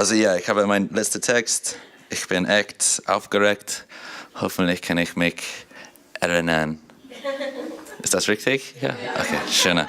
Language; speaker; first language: German; non-native, learner; English